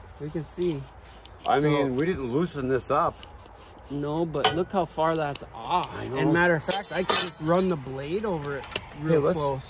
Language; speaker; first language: English; native; English